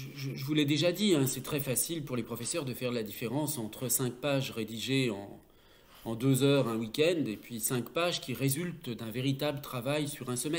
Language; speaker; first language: French; native; French